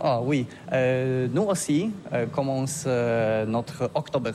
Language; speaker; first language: French; non-native, learner; Polish